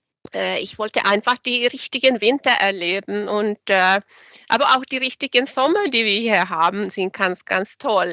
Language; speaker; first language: German; non-native, fluent; Swedish